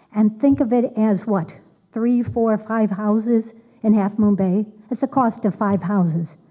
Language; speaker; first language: English; native; English